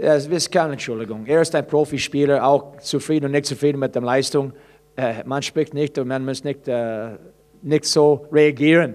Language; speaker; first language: German; non-native, fluent; English